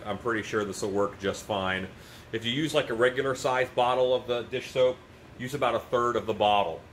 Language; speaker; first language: English; native; English